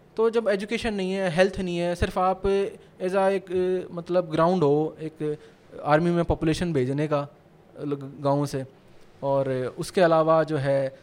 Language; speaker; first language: Hindi; native; Hindi